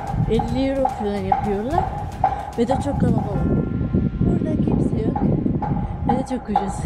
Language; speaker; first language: Turkish; non-native, learner; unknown